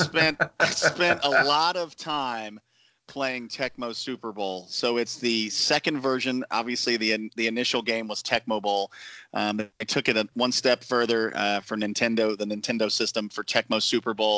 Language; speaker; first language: English; native; English